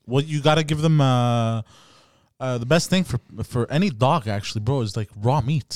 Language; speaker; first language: English; early bilingual, other home language; Greek